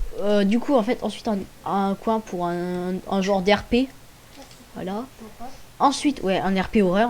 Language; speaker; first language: French; native; French